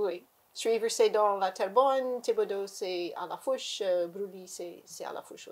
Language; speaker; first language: French; native; French